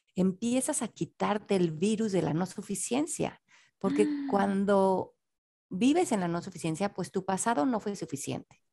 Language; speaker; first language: Spanish; native; Spanish